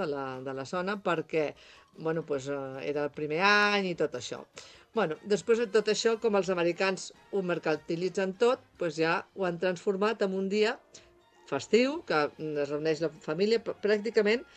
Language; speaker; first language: Catalan; native; Catalan